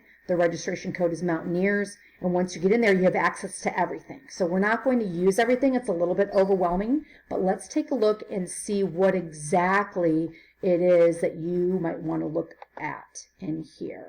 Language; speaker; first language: English; native; English